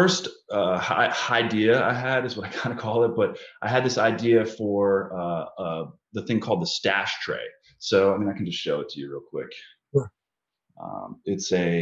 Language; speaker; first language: English; native; English